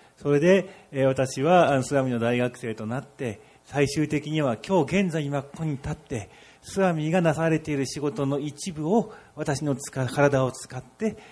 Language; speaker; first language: Japanese; non-native, fluent; Odia